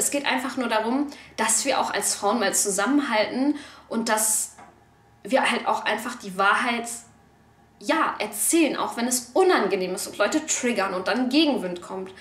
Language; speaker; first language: German; early bilingual, other home language; Turkish